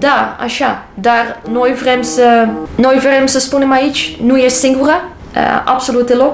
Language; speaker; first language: Romanian; non-native, learner; English